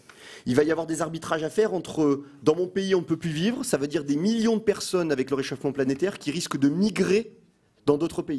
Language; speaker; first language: French; native; French